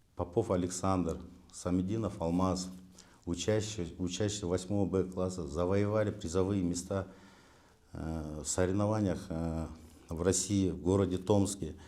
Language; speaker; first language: Russian; non-native, local second language; Kyrgyz